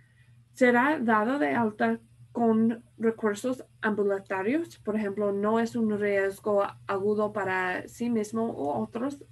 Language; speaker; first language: Spanish; non-native, fluent; English